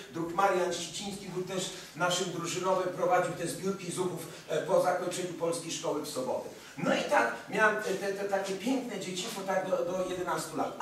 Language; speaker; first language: Polish; early bilingual, heritage; Polish